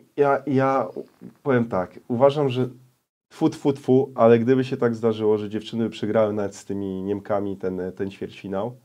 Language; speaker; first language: Polish; native; Polish